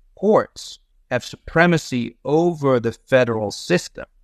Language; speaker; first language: English; non-native, fluent; Dutch